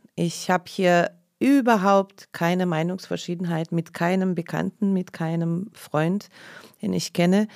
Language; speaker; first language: German; non-native, fluent; Russian